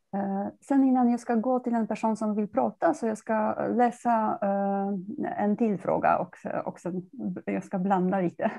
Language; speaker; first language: Swedish; non-native, fluent; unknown